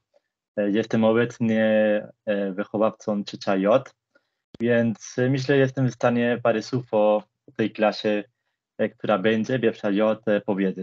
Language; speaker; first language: Polish; non-native, fluent; Spanish